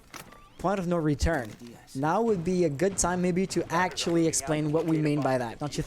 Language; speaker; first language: English; non-native, local second language; French